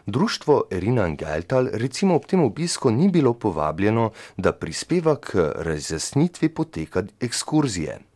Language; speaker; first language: Slovenian; native; Slovenian